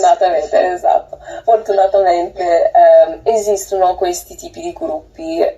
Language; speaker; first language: Italian; non-native, learner; English